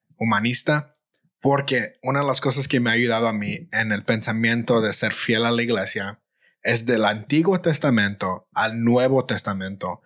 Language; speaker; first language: Spanish; early bilingual, heritage; Spanish